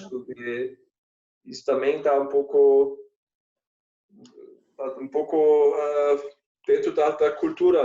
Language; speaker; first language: Portuguese; non-native, fluent; German